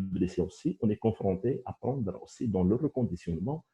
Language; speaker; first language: French; non-native, local second language; Arabic